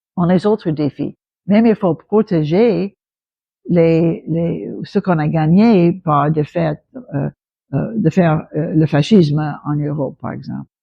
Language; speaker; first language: French; non-native, fluent; English